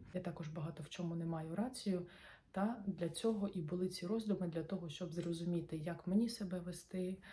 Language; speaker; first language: Ukrainian; non-native, local second language; Russian